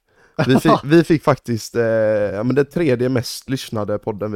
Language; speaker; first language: Swedish; native; Swedish